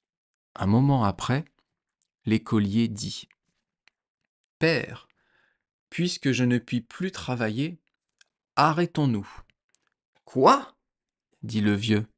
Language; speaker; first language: French; native; French